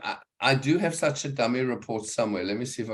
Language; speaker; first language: English; native; English